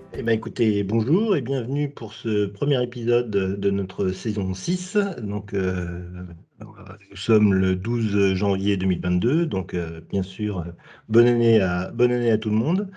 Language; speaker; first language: French; native; French